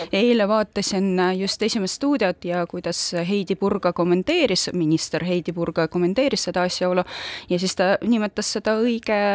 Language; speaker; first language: Estonian; non-native, local second language; Russian